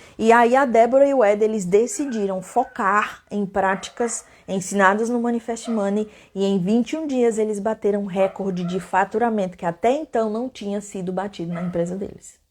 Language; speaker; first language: Portuguese; native; Portuguese